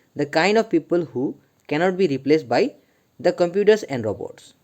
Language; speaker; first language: English; non-native, local second language; Assamese